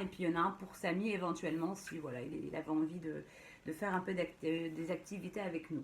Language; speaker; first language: French; native; French